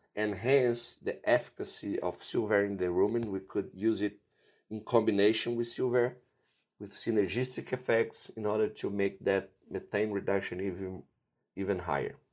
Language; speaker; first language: English; non-native, fluent; Portuguese